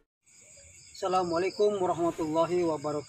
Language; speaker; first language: Indonesian; native; Indonesian